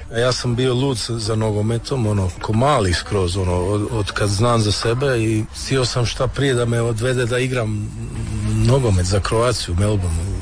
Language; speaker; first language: Serbian; early bilingual, heritage; Croatian